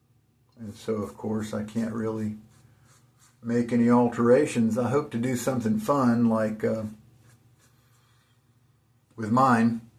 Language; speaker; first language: English; native; English